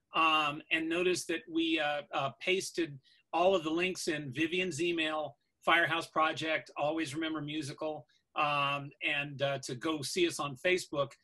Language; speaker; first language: English; native; English